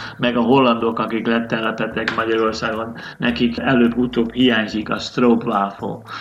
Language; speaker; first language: Hungarian; non-native, fluent; Dutch